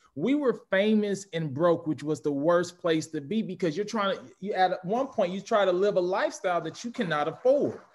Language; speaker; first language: English; native; English